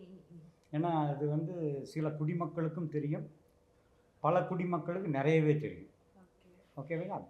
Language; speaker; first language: Tamil; native; Tamil